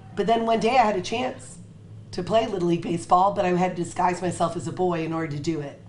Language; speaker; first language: English; native; English